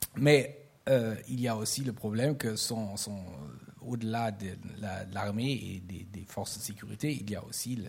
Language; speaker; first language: French; non-native, fluent; German